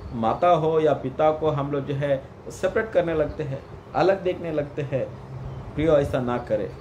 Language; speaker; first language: Hindi; non-native, local second language; Kannada